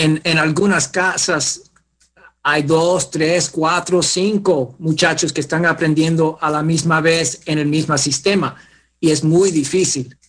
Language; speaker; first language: Spanish; early bilingual, heritage; Spanish